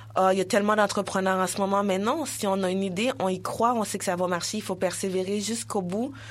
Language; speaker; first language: French; early bilingual, other home language; Haitian Creole